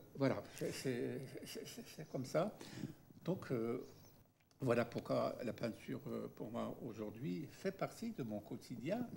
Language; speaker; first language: French; non-native, local second language; Arabic